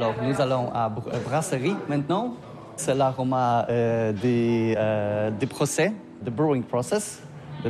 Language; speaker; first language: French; non-native, learner; Polish